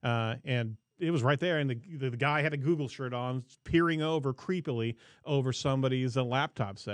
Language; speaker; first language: English; native; English